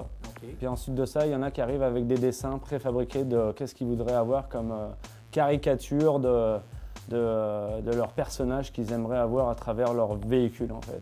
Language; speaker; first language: French; native; French